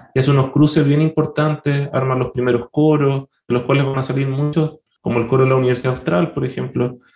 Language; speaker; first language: Spanish; native; Spanish